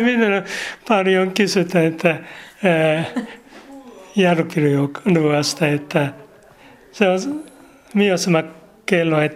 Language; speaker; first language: Finnish; non-native, learner; Japanese